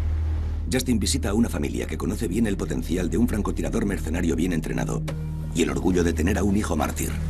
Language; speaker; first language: Spanish; native; Spanish